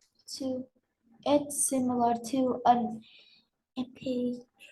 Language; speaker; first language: English; non-native, learner; Vietnamese